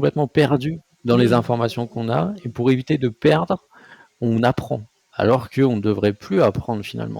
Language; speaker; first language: French; native; French